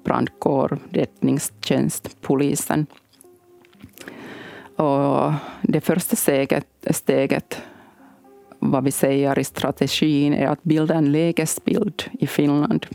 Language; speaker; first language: Swedish; non-native, local second language; Finnish